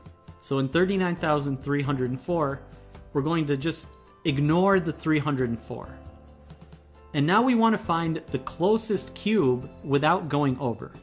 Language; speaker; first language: English; native; English